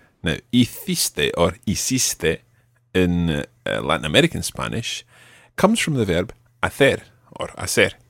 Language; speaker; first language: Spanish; non-native, fluent; English